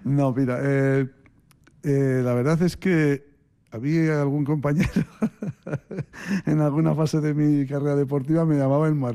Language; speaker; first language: Spanish; native; Spanish